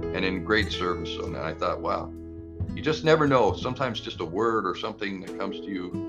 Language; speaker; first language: English; native; English